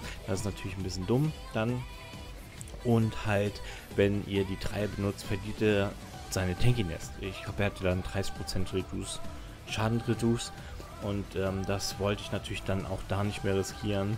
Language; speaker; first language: German; native; German